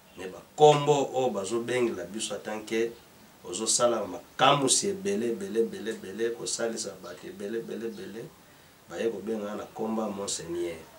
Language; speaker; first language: Lingala; non-native, local second language; Kongo